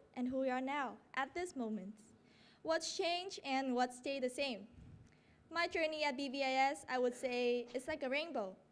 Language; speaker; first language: English; non-native, fluent; Vietnamese